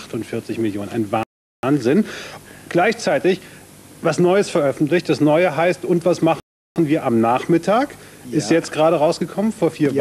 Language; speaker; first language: German; native; German